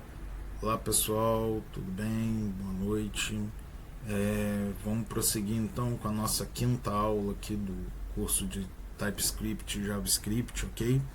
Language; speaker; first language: Portuguese; native; Portuguese